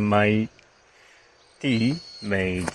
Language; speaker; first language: English; non-native, learner; Japanese